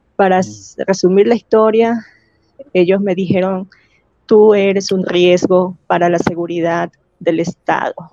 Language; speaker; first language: Spanish; native; Spanish